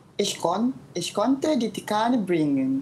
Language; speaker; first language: German; non-native, learner; Malay